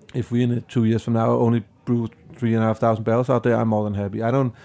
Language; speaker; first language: English; non-native, fluent; Danish